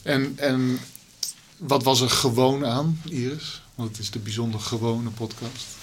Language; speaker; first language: Dutch; native; Dutch